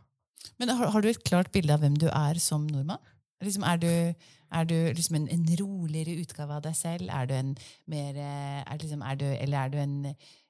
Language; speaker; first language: Norwegian; native; Norwegian